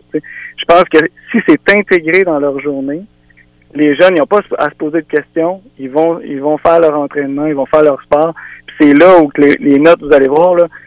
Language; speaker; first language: French; native; French